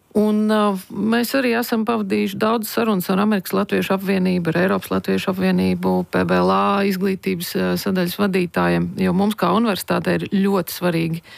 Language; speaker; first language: Latvian; native; Latvian